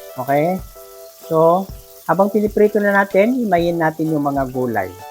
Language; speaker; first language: Filipino; non-native, local second language; Iloko